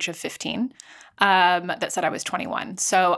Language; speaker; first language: English; native; English